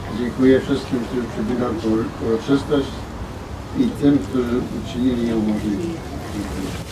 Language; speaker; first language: Polish; early bilingual, heritage; Polish